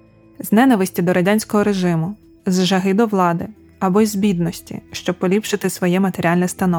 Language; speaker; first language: Ukrainian; native; Ukrainian